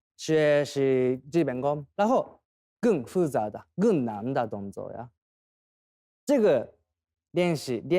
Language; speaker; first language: Chinese; non-native, fluent; Korean